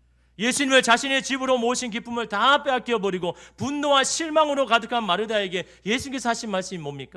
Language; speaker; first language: Korean; native; Korean